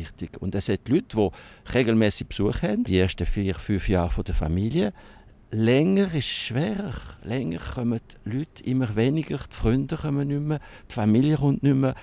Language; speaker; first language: German; non-native, local second language; French